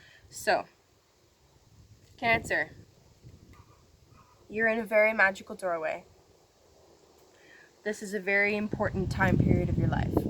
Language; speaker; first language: English; native; English